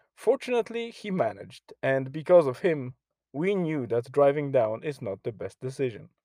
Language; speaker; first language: English; non-native, fluent; Polish